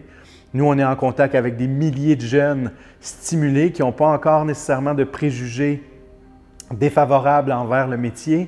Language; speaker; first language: French; native; French